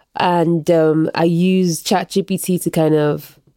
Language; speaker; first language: English; non-native, local second language; Yoruba